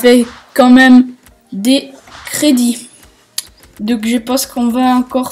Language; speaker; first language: French; native; French